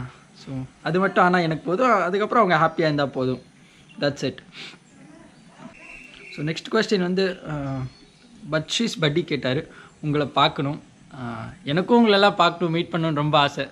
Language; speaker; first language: Tamil; non-native, local second language; Hindi